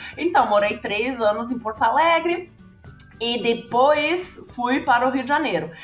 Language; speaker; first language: Portuguese; early bilingual, heritage; German